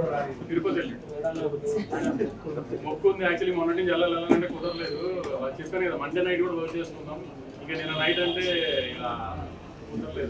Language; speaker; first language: Telugu; native; Telugu